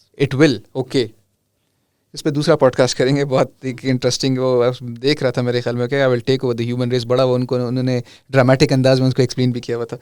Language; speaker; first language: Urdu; non-native, local second language; Pashto